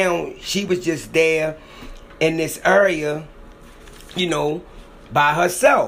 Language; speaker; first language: English; native; English